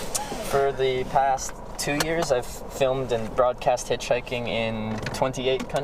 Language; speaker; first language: English; native; English